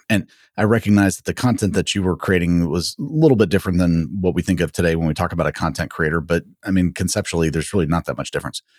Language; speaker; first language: English; native; English